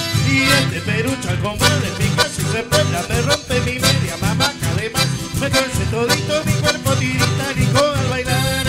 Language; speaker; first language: Spanish; native; Spanish